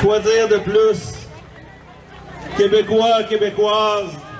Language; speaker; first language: English; non-native, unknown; French